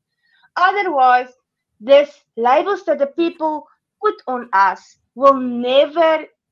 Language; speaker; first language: English; non-native, local second language; Afrikaans